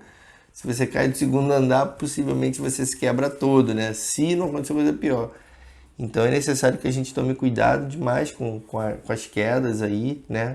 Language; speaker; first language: Portuguese; native; Portuguese